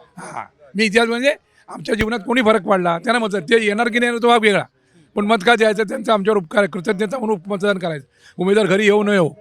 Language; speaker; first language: Marathi; native; Marathi